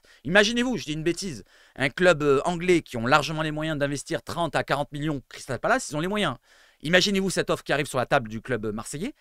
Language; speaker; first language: French; native; French